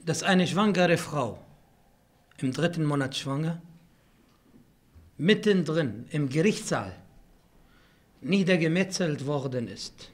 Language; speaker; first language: German; non-native, fluent; Arabic